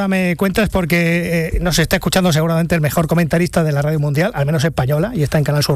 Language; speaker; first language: Spanish; native; Spanish